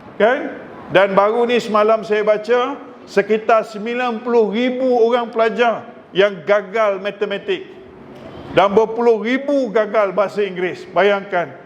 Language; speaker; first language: Malay; native; Malay